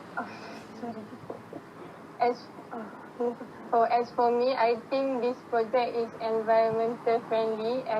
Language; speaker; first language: English; non-native, local second language; Malay